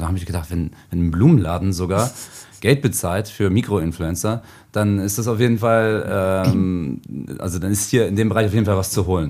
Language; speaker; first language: German; native; German